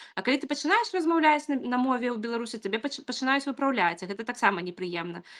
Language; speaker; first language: Belarusian; non-native, local second language; Russian